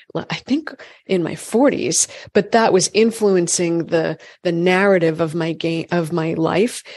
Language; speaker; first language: English; native; English